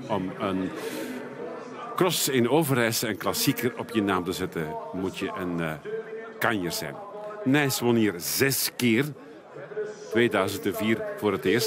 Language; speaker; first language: Dutch; native; Dutch